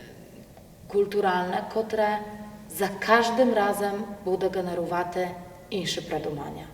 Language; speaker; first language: Polish; non-native, local second language; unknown